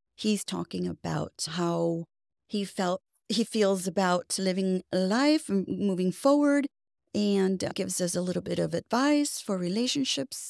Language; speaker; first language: English; early bilingual, other home language; Spanish